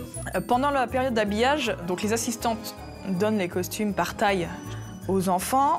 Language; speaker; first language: French; native; French